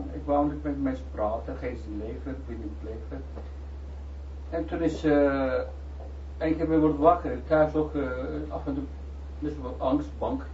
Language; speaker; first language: Dutch; non-native, learner; Turkish